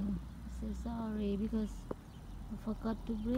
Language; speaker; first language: English; non-native, learner; Thai